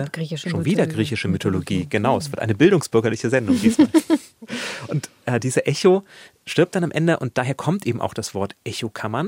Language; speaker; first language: German; native; German